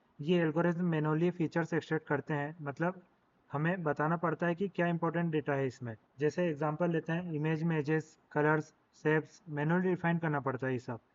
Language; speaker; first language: Hindi; native; Hindi